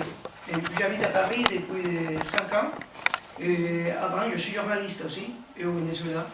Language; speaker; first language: French; non-native, learner; Spanish